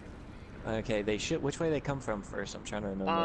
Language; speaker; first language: English; native; English